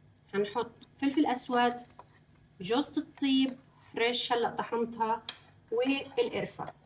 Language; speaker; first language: Arabic; native; Arabic